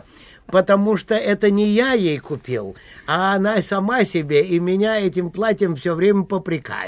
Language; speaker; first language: Russian; native; Russian